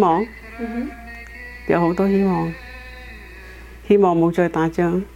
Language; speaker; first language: Cantonese; early bilingual, heritage; Cantonese